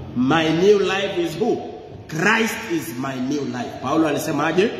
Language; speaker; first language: English; non-native, local second language; Swahili